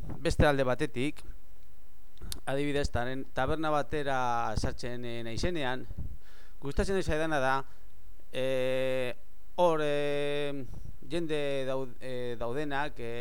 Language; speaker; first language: Basque; non-native, learner; Spanish